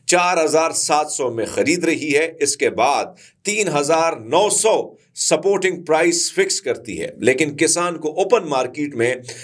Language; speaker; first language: Urdu; non-native, local second language; Punjabi